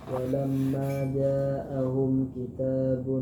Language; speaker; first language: Arabic; non-native, learner; Indonesian